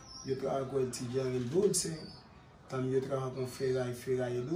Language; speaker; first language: Spanish; non-native, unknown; Haitian Creole